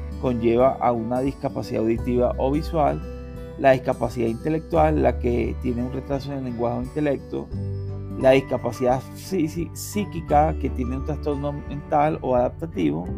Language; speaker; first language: Spanish; native; Spanish